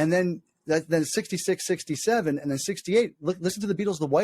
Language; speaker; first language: English; native; English